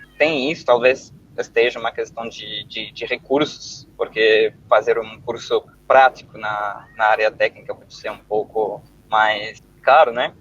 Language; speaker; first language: Portuguese; non-native, fluent; French